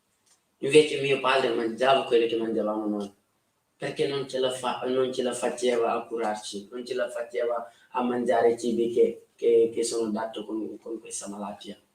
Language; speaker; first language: Italian; non-native, fluent; Wolof